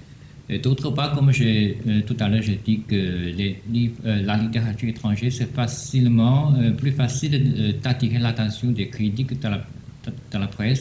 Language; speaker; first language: French; non-native, fluent; Chinese